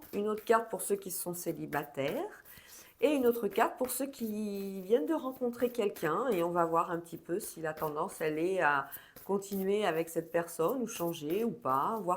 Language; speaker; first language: French; native; French